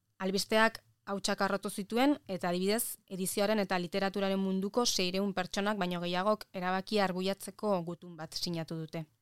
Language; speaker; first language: Basque; native; Basque